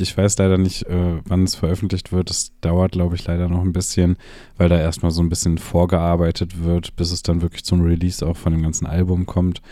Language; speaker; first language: German; native; German